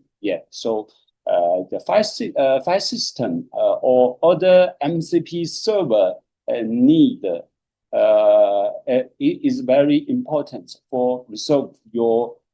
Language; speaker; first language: English; non-native, learner; Chinese